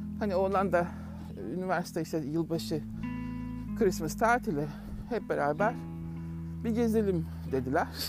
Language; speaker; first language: Turkish; native; Turkish